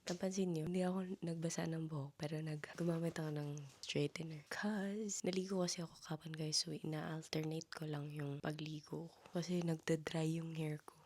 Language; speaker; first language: Filipino; non-native, local second language; Cebuano